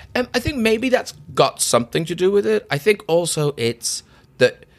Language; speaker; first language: English; native; English